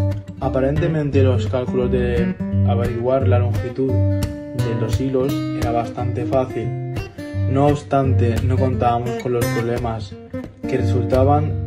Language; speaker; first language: Spanish; native; Spanish